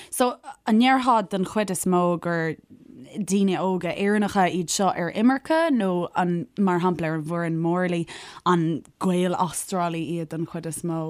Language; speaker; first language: Irish; native; Irish